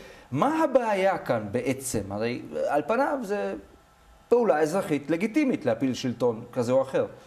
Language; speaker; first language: Hebrew; native; Hebrew